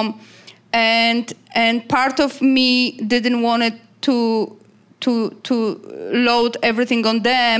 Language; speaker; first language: English; non-native, fluent; Polish